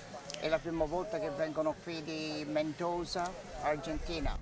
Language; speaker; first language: Italian; early bilingual, heritage; Italian